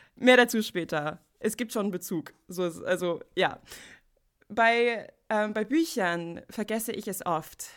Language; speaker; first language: German; non-native, fluent; English